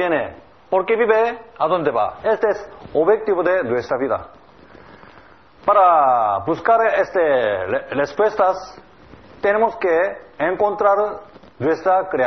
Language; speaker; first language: Spanish; non-native, learner; Korean